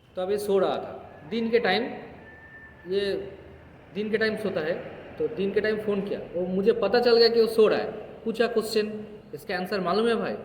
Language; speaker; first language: Hindi; non-native, local second language; Bangla